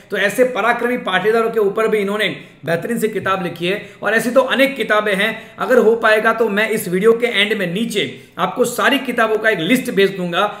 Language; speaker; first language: Hindi; non-native, local second language; Gujarati